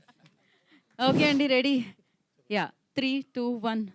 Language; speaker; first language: Telugu; native; Telugu